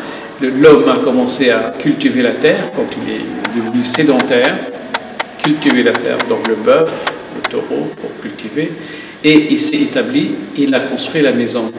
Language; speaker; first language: French; non-native, local second language; Arabic